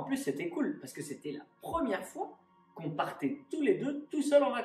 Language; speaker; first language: French; native; French